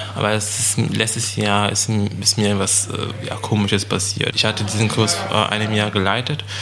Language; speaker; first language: German; non-native, fluent; French